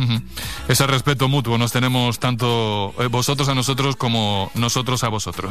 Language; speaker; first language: Spanish; native; Spanish